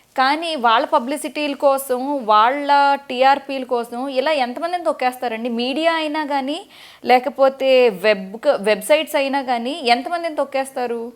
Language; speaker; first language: Telugu; native; Telugu